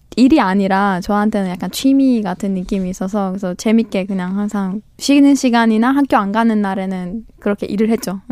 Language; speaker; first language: Korean; non-native, fluent; Persian